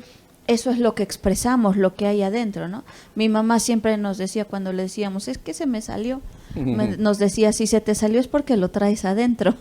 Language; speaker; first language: Spanish; native; Spanish